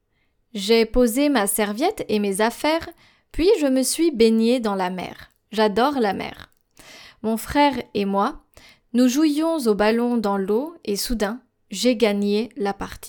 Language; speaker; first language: French; non-native, fluent; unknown